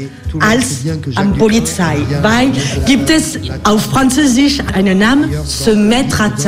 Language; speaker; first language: German; non-native, learner; French